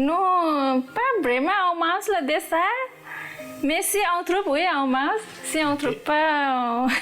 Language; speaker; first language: French; non-native, learner; Nepali